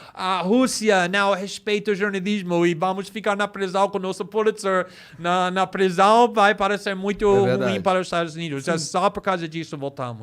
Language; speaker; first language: Portuguese; non-native, fluent; English